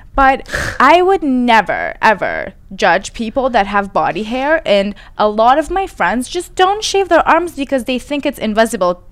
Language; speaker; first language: English; non-native, fluent; Persian